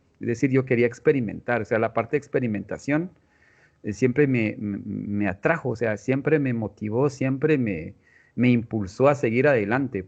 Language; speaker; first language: Spanish; non-native, local second language; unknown